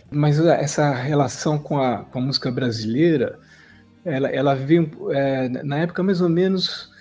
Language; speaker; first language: Portuguese; native; Portuguese